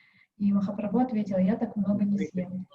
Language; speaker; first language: Russian; native; Russian